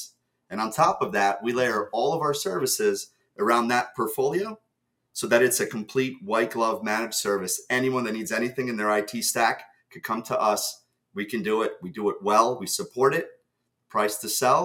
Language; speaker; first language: English; early bilingual, other home language; Russian